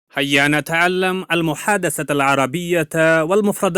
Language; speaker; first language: Arabic; non-native, fluent; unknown